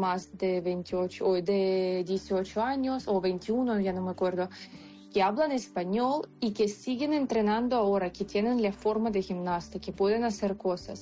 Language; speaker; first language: Spanish; non-native, fluent; Ukrainian